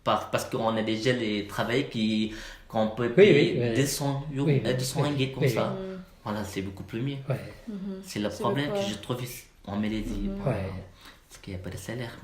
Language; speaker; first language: French; non-native, learner; Malay